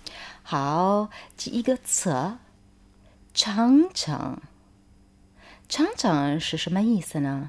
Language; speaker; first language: Chinese; non-native, fluent; Arabic